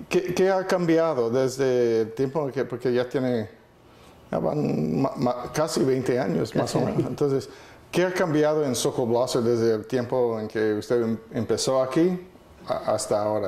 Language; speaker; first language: Spanish; non-native, fluent; English